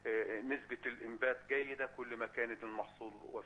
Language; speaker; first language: Arabic; native; Arabic